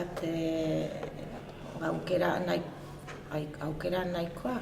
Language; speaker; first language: Basque; non-native, learner; French